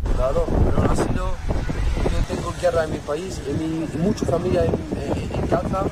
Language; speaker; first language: Spanish; non-native, learner; Arabic